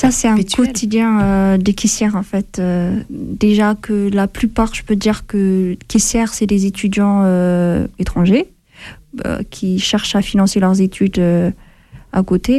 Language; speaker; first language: French; non-native, fluent; Amharic